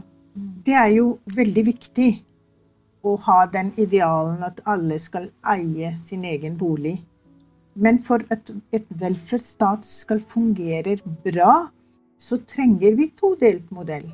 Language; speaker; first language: Norwegian; non-native, fluent; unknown